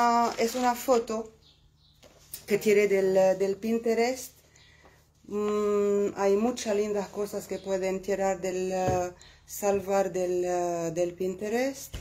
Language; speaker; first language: Spanish; non-native, fluent; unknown